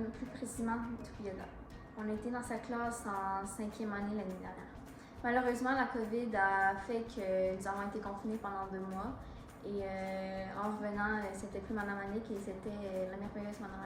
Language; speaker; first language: French; native; French